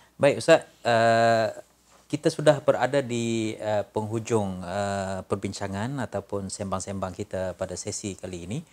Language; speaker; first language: Malay; native; Malay